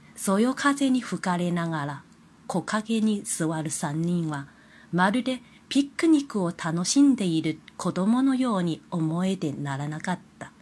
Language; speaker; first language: Japanese; non-native, fluent; Chinese